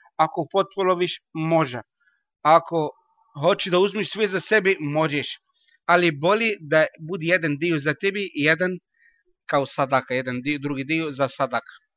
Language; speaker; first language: Bosnian; non-native, learner; Arabic